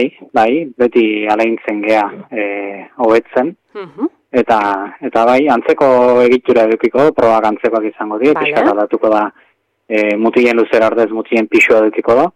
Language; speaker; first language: Basque; native; Basque